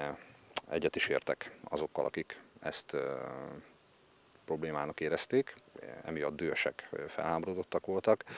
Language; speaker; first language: Hungarian; native; Hungarian